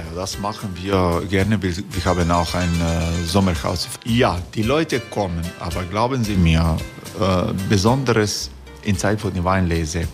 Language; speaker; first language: German; non-native, learner; Croatian